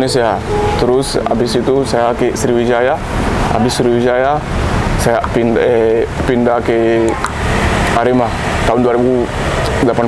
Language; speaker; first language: Indonesian; non-native, learner; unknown